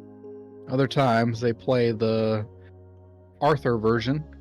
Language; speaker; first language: English; native; English